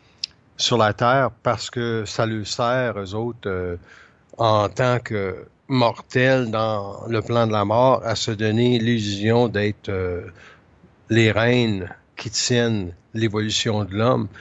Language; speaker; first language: French; native; French